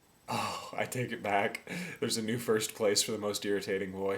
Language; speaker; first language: English; native; English